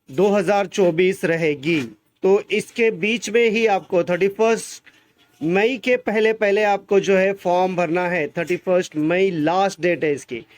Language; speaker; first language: Hindi; non-native, local second language; Marathi